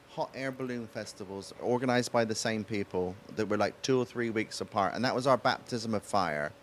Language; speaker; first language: English; native; English